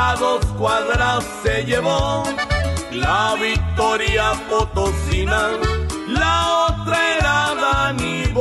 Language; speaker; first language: Spanish; native; Spanish